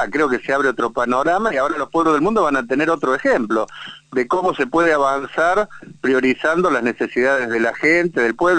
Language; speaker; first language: Spanish; native; Spanish